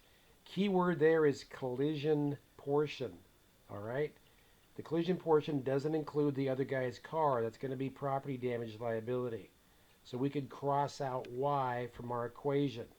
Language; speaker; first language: English; native; English